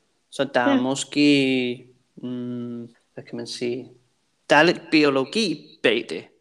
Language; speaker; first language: Danish; native; Danish